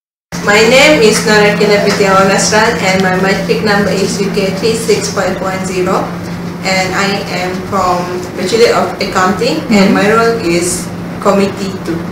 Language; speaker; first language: English; non-native, local second language; Malay